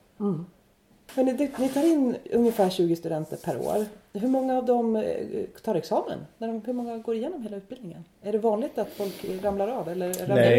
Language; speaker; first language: Swedish; native; Swedish